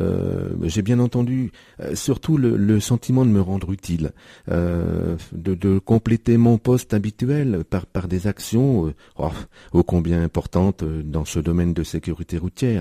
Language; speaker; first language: French; native; French